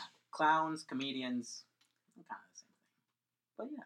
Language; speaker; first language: English; early bilingual, other home language; Spanish